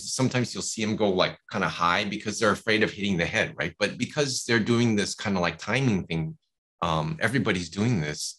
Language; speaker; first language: English; native; English